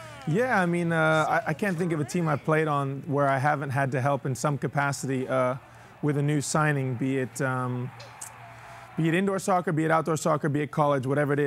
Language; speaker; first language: English; early bilingual, other home language; Spanish